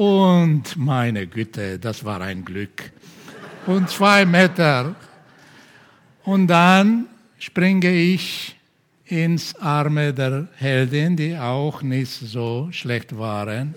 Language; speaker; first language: German; non-native, fluent; Portuguese